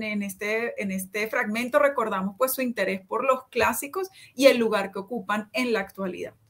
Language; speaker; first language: Spanish; native; Spanish